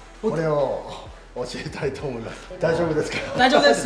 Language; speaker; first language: Japanese; non-native, learner; Korean